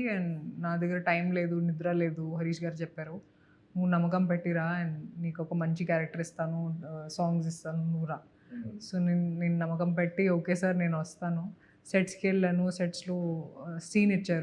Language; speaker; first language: Telugu; non-native, local second language; Hindi